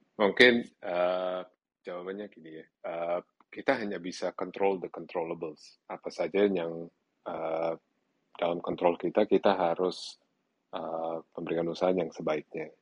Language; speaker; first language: Indonesian; early bilingual, other home language; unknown